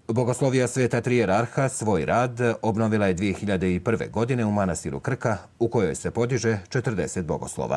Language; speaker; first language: Bosnian; native; Bosnian